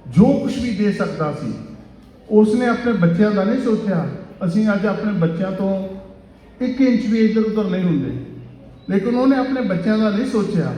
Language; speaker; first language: Hindi; non-native, local second language; Punjabi